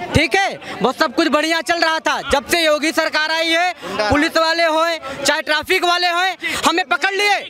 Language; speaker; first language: Hindi; native; Hindi